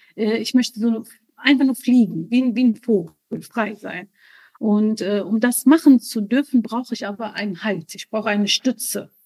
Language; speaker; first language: German; early bilingual, other home language; Arabic